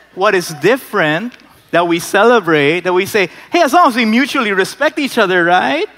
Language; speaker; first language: English; non-native, local second language; Filipino